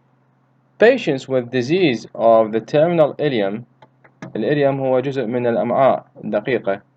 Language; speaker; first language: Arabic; native; Arabic